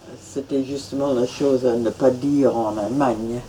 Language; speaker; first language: French; non-native, fluent; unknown